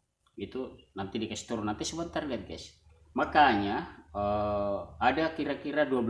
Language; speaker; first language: Indonesian; non-native, local second language; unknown